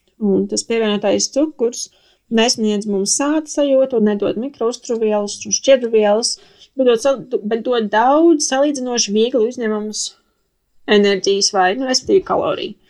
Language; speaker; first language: Latvian; non-native, local second language; Russian